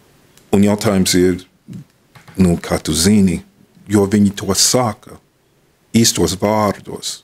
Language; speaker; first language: Latvian; non-native, fluent; English